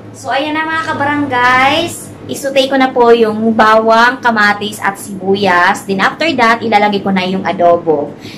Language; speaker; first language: Filipino; non-native, local second language; Cebuano